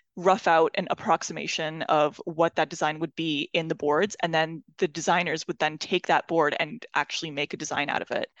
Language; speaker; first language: English; non-native, fluent; Persian